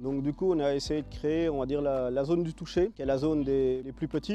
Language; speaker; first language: French; native; French